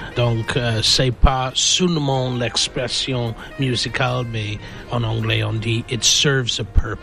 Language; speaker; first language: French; non-native, fluent; English